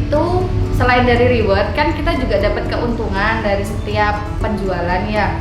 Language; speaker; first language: Indonesian; native; Indonesian